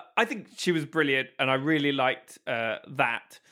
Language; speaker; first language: English; native; English